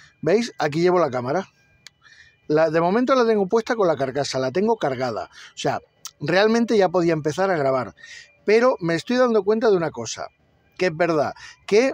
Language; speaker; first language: Spanish; native; Spanish